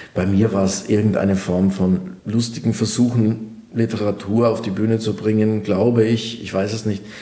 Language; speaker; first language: German; native; German